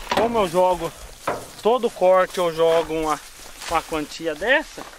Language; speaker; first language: Portuguese; native; Portuguese